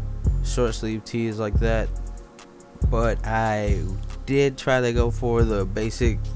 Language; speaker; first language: English; native; English